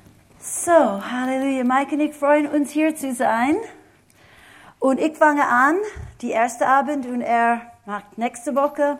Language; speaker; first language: German; non-native, fluent; English